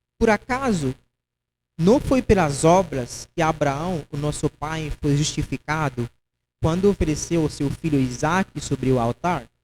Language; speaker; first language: Portuguese; non-native, fluent; Haitian Creole